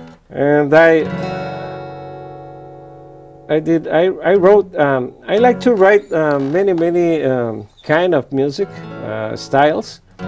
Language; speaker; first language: English; non-native, fluent; Spanish